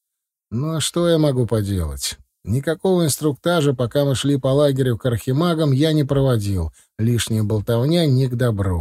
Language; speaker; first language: Russian; native; Russian